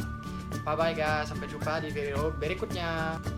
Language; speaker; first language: Indonesian; non-native, fluent; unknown